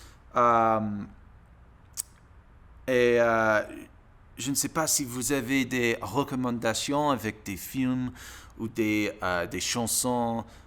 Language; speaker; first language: French; non-native, learner; English